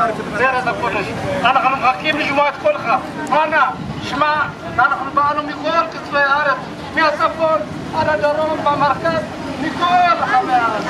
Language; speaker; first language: Hebrew; non-native, fluent; Amharic